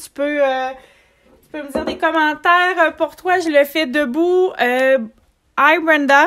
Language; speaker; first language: French; native; French